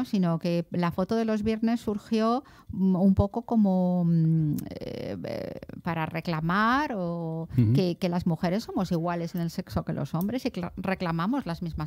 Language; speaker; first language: Spanish; native; Spanish